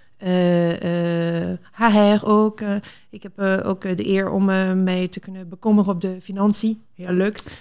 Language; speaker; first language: Dutch; non-native, fluent; French